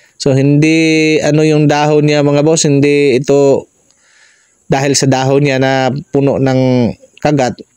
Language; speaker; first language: Filipino; non-native, local second language; Cebuano